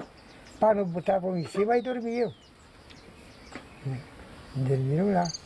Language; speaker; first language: Portuguese; non-native, local second language; Polish